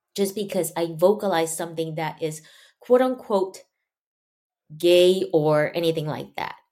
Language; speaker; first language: English; non-native, local second language; Chinese